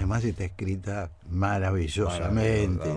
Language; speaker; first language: Spanish; native; Spanish